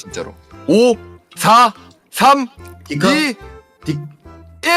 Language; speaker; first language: Korean; native; Korean